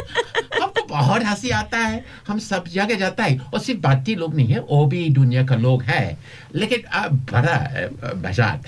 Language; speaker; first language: Hindi; non-native, fluent; English